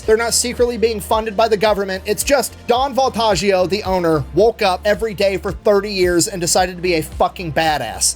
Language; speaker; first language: English; native; English